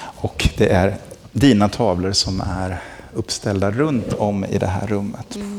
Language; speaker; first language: Swedish; native; Swedish